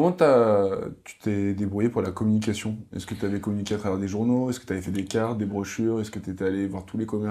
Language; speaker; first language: French; native; French